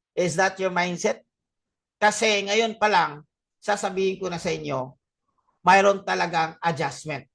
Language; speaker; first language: Filipino; non-native, local second language; Cebuano